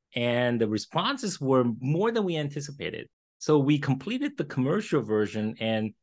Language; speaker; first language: English; early bilingual, other home language; Korean